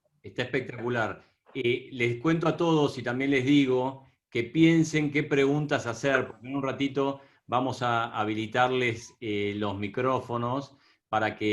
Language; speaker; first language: Spanish; native; Spanish